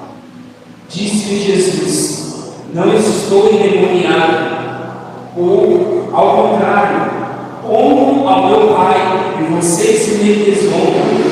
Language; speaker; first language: Portuguese; native; Portuguese